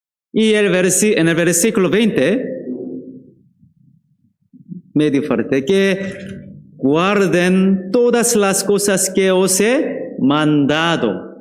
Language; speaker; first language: Spanish; non-native, fluent; Korean